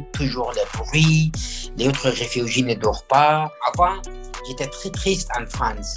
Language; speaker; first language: French; non-native, learner; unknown